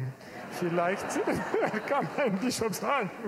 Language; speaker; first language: German; non-native, learner; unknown